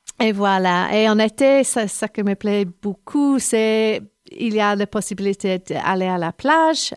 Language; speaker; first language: French; non-native, fluent; English